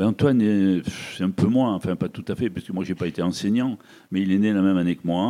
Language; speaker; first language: French; native; French